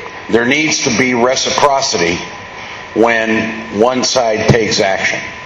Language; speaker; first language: English; early bilingual, other home language; Spanish